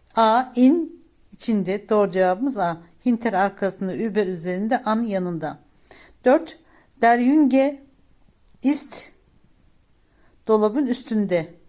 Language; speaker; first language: Turkish; native; Turkish